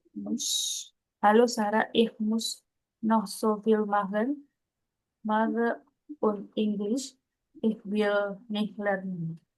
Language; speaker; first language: German; non-native, learner; Indonesian